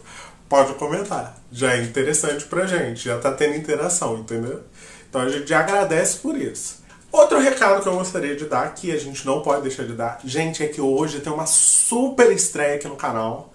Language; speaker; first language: Portuguese; native; Portuguese